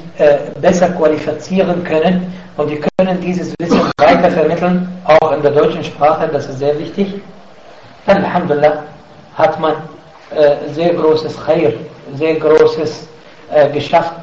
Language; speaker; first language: German; non-native, fluent; Arabic